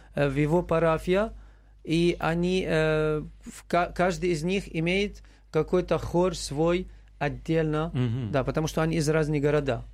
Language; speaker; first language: Russian; non-native, learner; Arabic